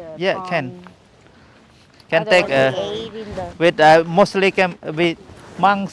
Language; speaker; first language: English; non-native, learner; Khmer